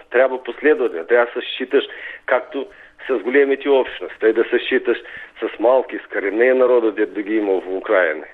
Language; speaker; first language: Bulgarian; early bilingual, heritage; Bulgarian